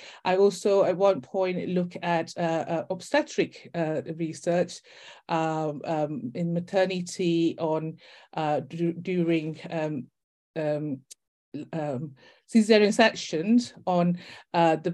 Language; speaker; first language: English; non-native, local second language; Malay